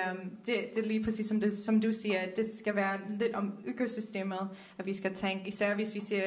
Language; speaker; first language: Danish; non-native, fluent; Dutch